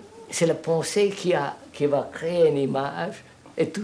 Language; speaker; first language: French; non-native, fluent; Telugu